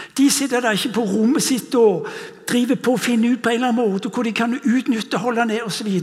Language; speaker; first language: Norwegian; non-native, fluent; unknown